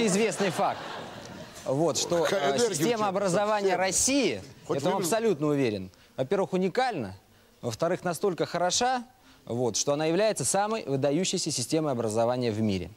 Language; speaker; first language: Russian; native; Russian